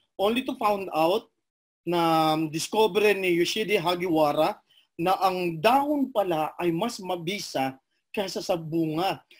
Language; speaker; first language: Filipino; non-native, local second language; Cebuano